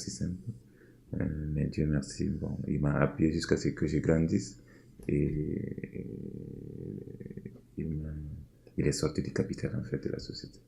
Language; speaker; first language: French; non-native, local second language; Mossi